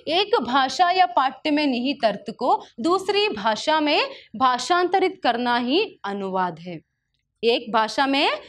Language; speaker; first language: Hindi; non-native, local second language; Kannada